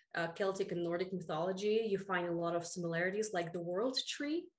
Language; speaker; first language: English; early bilingual, other home language; Russian